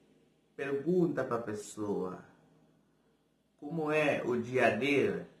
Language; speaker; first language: Portuguese; non-native, fluent; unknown